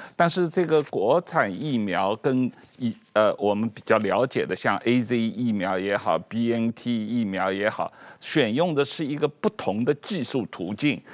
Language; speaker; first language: Chinese; native; Chinese